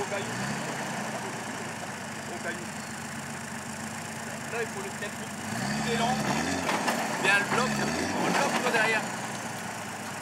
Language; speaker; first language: French; native; French